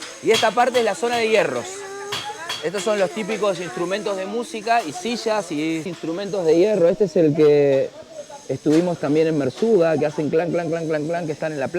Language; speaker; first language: Spanish; native; Spanish